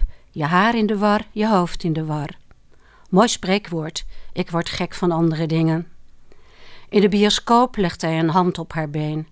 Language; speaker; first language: Dutch; native; Dutch